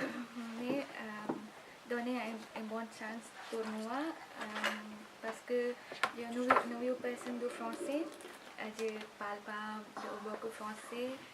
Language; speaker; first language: French; non-native, learner; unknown